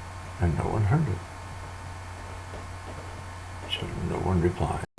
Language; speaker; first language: English; native; English